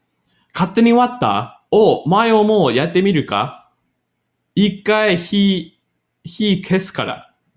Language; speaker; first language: Japanese; non-native, learner; English